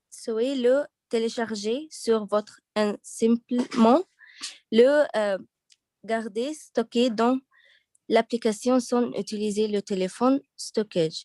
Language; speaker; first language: French; non-native, learner; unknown